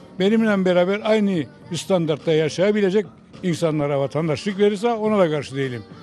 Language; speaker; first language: Turkish; native; Turkish